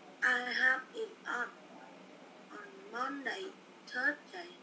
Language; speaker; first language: English; non-native, learner; Vietnamese